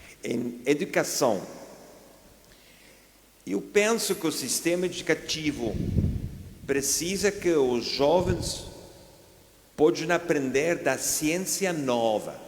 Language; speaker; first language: Portuguese; non-native, fluent; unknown